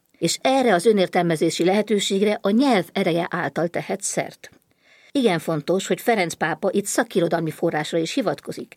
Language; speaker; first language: Hungarian; native; Hungarian